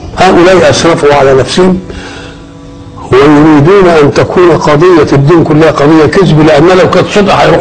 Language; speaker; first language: Arabic; native; Arabic